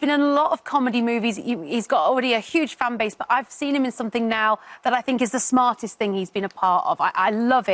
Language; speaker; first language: English; native; English